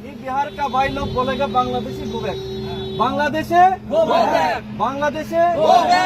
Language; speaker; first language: Hindi; non-native, local second language; Kok Borok